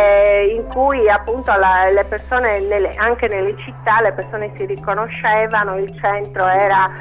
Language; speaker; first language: Italian; native; Italian